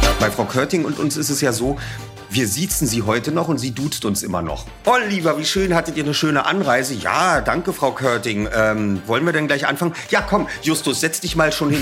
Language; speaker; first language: German; native; German